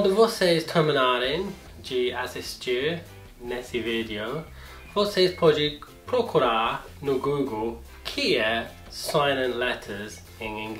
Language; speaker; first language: Portuguese; non-native, fluent; English